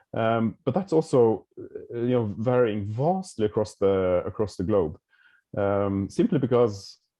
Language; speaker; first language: English; non-native, fluent; Norwegian